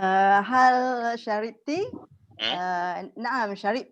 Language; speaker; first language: Arabic; non-native, learner; Malay